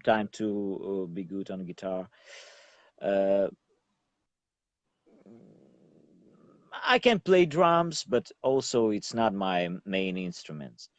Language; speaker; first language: English; non-native, learner; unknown